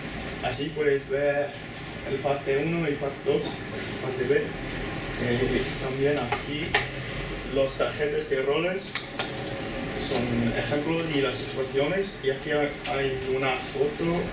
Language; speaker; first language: Spanish; non-native, fluent; English